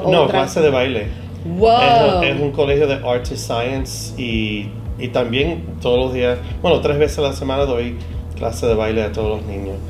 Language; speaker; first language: Spanish; early bilingual, heritage; Spanish